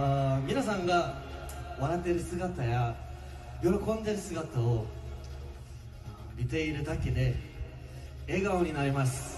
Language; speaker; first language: Japanese; non-native, learner; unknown